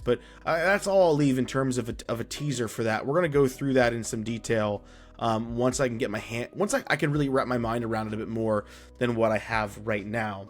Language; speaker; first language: English; native; English